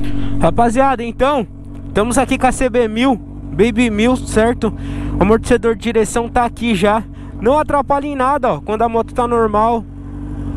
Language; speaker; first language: Portuguese; native; Portuguese